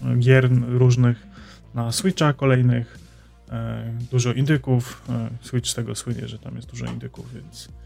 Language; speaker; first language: Polish; native; Polish